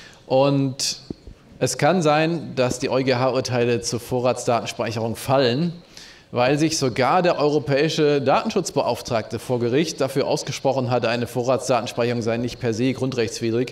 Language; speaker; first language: German; native; German